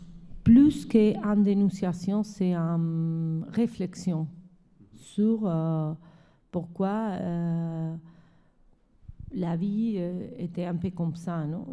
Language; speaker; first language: French; non-native, learner; Spanish